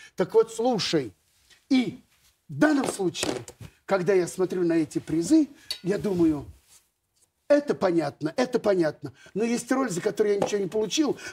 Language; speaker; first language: Russian; native; Russian